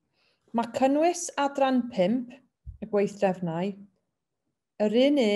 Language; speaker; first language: Welsh; native; Welsh